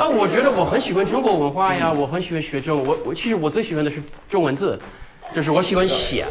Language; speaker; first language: Chinese; non-native, fluent; English